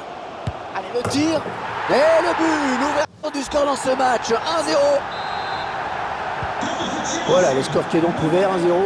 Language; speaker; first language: French; native; French